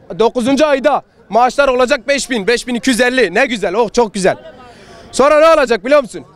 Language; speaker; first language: Turkish; non-native, local second language; Kurdish